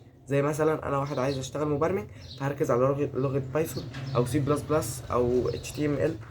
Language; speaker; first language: Arabic; native; Arabic